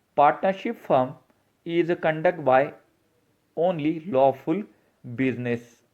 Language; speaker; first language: English; non-native, local second language; Marathi